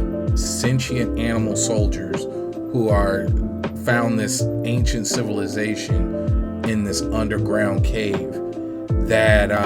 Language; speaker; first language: English; native; English